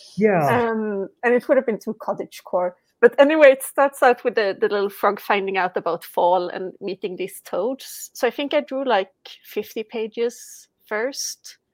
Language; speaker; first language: English; non-native, fluent; Swedish